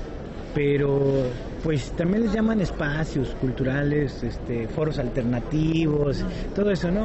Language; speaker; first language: Spanish; native; Spanish